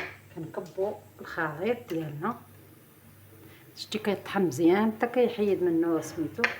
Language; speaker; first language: Arabic; native; Arabic